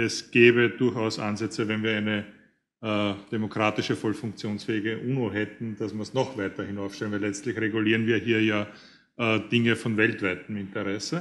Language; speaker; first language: German; native; German